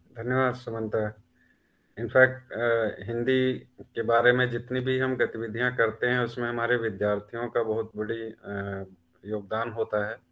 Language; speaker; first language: Hindi; native; Hindi